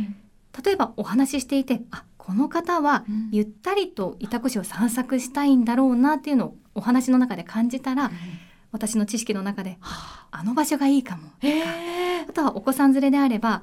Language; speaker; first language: Japanese; native; Japanese